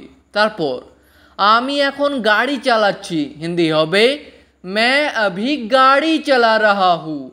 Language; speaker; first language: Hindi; non-native, fluent; Bangla